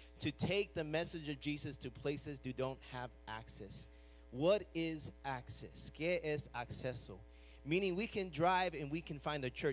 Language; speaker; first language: English; native; English